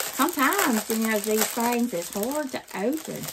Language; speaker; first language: English; native; English